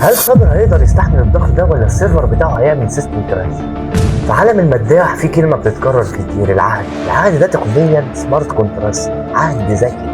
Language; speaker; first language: Arabic; native; Arabic